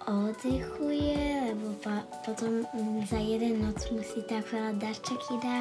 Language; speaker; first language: Slovak; early bilingual, heritage; Slovak